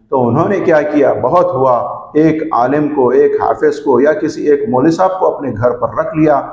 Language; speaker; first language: Urdu; native; Urdu